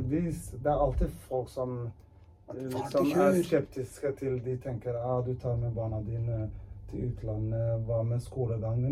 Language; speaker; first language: Norwegian; early bilingual, other home language; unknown